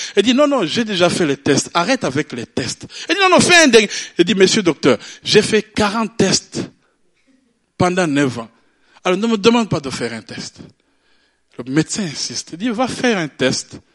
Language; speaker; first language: French; non-native, local second language; Rundi